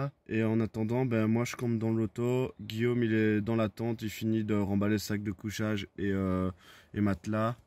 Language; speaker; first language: French; native; French